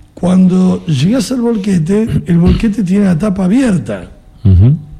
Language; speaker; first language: Spanish; native; Spanish